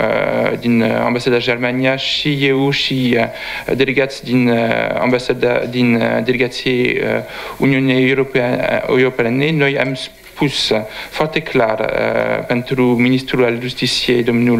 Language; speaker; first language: Romanian; non-native, learner; French